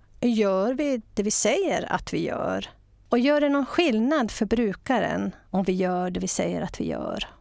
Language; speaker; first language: Swedish; native; Swedish